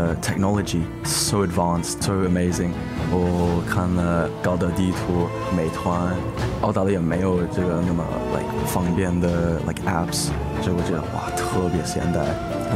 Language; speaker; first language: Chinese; early bilingual, heritage; English